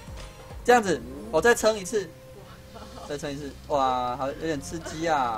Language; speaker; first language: Chinese; native; Chinese